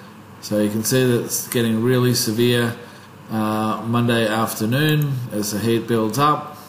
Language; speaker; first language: English; native; English